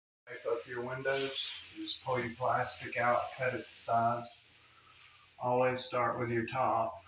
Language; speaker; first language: English; native; English